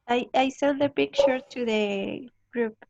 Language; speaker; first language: English; non-native, learner; Spanish